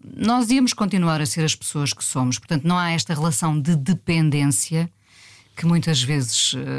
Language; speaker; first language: Portuguese; native; Portuguese